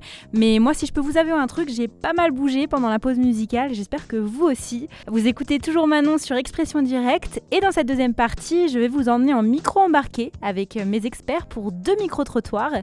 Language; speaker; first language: French; native; French